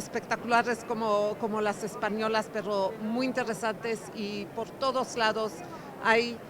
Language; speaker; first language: Spanish; non-native, fluent; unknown